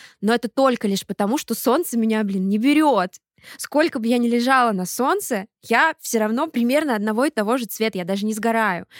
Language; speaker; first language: Russian; native; Russian